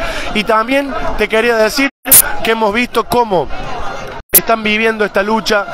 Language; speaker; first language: Spanish; native; Spanish